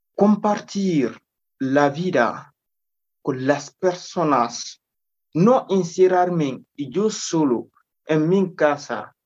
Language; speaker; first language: Spanish; non-native, fluent; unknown